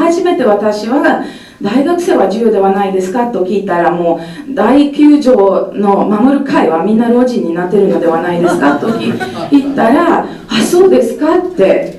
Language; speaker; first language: Japanese; non-native, fluent; Serbian